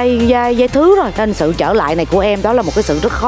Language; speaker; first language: Vietnamese; native; Vietnamese